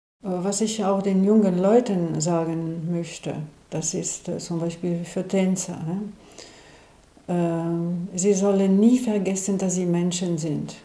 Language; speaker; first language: German; non-native, fluent; Italian